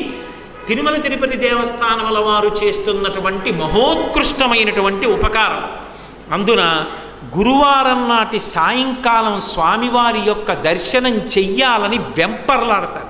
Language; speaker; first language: Telugu; native; Telugu